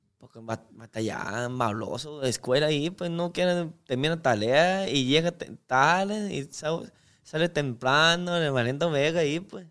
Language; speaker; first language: Spanish; non-native, learner; Chinese